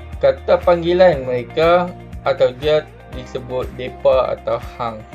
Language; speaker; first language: Malay; native; Malay